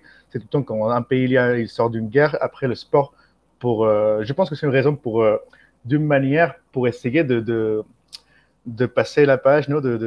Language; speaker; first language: French; non-native, fluent; Spanish